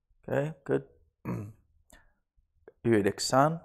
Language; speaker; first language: Finnish; non-native, learner; English